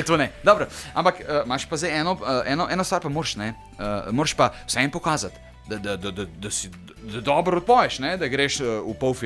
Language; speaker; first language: Slovenian; native; Slovenian